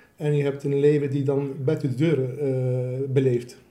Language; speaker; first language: Dutch; early bilingual, other home language; Arabic